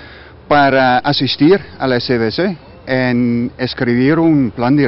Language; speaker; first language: Spanish; non-native, fluent; Dutch